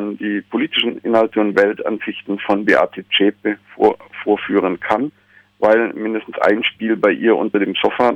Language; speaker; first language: German; native; German